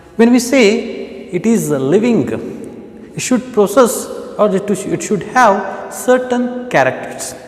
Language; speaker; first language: English; non-native, local second language; Kannada